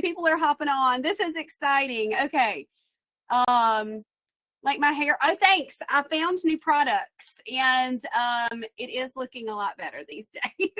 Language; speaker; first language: English; native; English